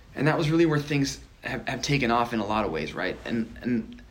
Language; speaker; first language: English; native; English